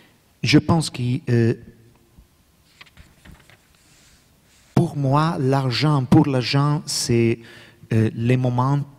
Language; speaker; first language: French; non-native, learner; Italian